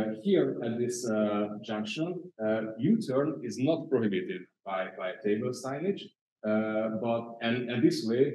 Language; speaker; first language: English; non-native, fluent; Hungarian